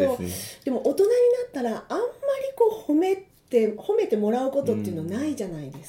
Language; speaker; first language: Japanese; native; Japanese